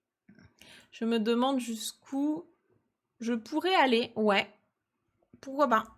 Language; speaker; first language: French; native; French